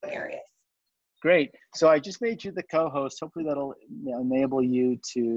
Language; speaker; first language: English; native; English